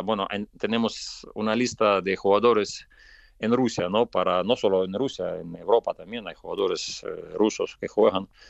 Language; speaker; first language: Spanish; non-native, fluent; Russian